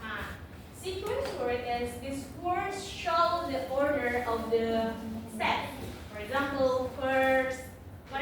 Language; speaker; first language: English; non-native, learner; Indonesian